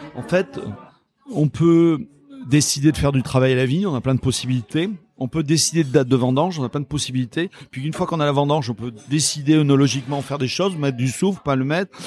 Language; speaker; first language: French; native; French